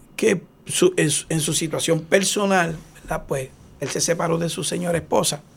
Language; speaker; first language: Spanish; native; Spanish